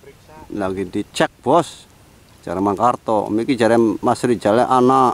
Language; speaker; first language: Indonesian; native; Indonesian